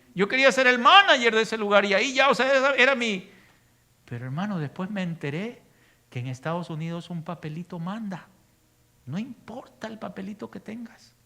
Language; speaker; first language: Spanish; native; Spanish